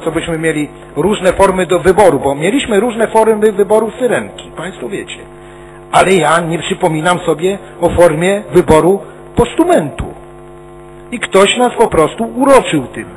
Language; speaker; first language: Polish; native; Polish